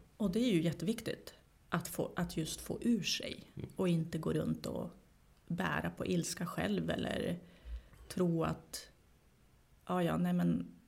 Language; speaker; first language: Swedish; early bilingual, other home language; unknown